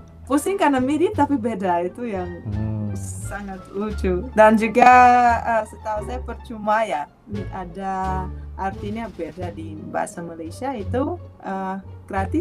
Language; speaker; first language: Indonesian; non-native, fluent; Russian